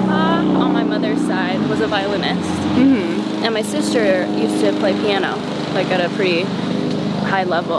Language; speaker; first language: English; early bilingual, other home language; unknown